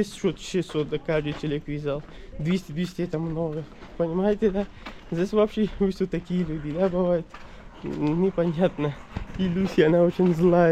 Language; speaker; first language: Russian; non-native, learner; Pashto